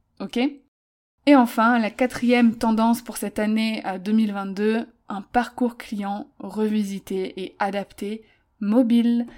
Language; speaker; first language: French; native; French